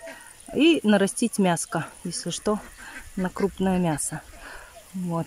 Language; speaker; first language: Russian; native; Russian